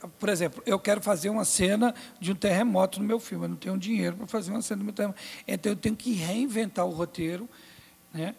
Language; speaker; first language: Portuguese; native; Portuguese